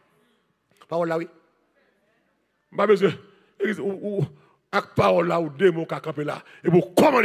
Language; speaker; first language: French; non-native, learner; Haitian Creole